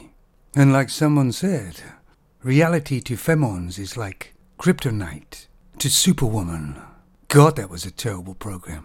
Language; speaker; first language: English; native; English